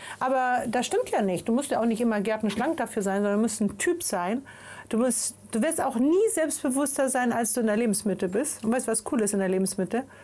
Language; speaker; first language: German; native; German